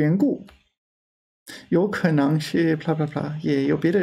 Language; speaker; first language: Chinese; non-native, learner; English